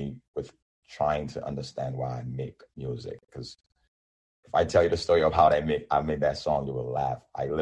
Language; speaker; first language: English; non-native, local second language; Yoruba